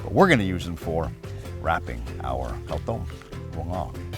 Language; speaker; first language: English; native; English